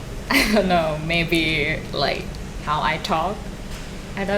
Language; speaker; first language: English; non-native, learner; Thai